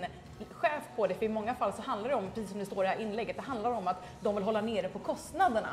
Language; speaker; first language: Swedish; native; Swedish